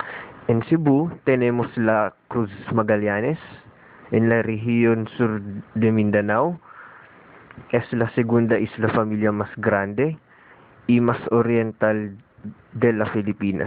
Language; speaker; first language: Spanish; non-native, learner; Filipino